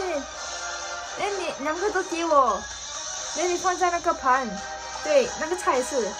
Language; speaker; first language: Chinese; non-native, local second language; English